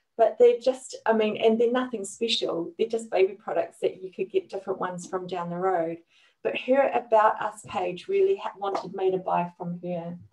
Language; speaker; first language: English; native; English